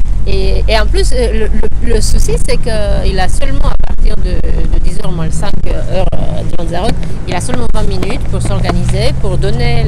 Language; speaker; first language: French; native; French